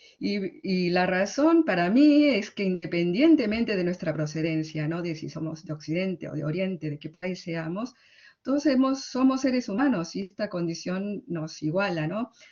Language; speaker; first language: Spanish; early bilingual, other home language; Korean